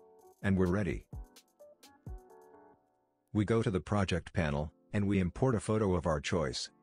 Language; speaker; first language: English; non-native, fluent; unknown